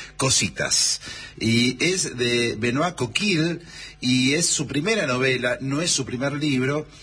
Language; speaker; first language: Spanish; native; Spanish